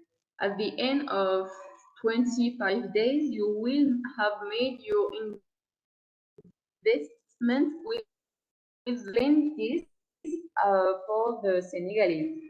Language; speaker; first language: English; non-native, learner; French